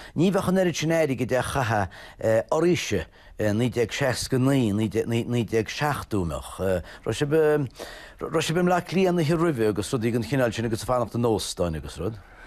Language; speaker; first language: Irish; native; Irish